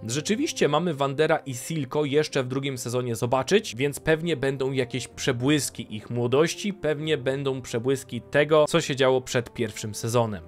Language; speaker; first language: Polish; native; Polish